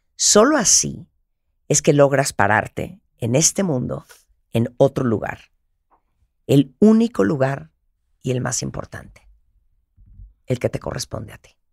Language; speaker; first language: Spanish; native; Spanish